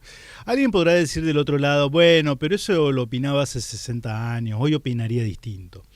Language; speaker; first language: Spanish; native; Spanish